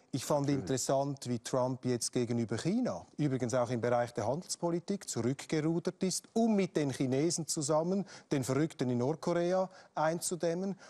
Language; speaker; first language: German; native; German